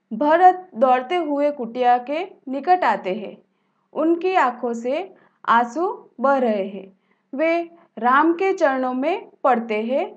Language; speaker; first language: Hindi; non-native, local second language; Gujarati